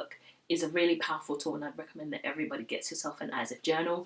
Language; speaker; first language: English; native; English